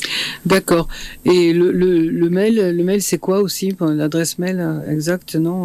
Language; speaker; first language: French; native; French